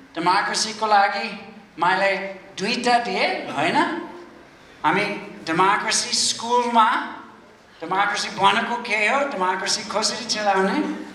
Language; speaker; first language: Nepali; non-native, fluent; English